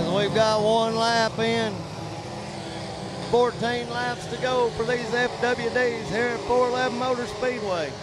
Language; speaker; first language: English; native; English